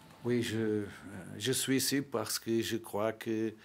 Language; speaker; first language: French; non-native, learner; Portuguese